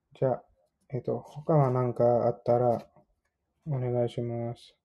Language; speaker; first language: Japanese; non-native, learner; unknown